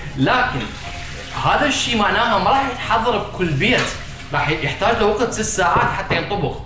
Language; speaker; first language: Arabic; native; Arabic